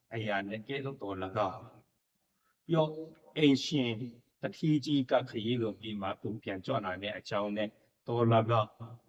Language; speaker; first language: Burmese; non-native, local second language; Tedim Chin